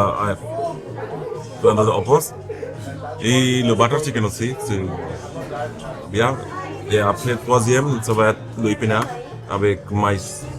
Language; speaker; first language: French; non-native, learner; Bangla